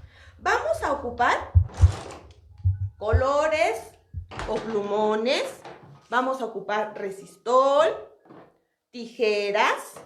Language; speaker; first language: Spanish; native; Spanish